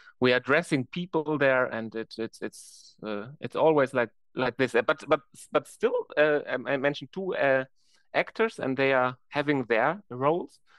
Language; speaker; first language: English; non-native, fluent; German